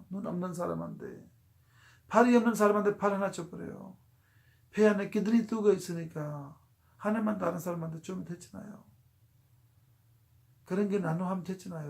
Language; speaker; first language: Korean; non-native, fluent; Urdu